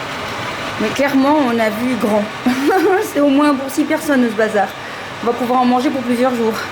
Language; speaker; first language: French; native; French